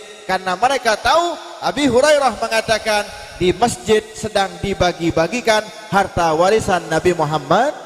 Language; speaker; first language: Indonesian; native; Indonesian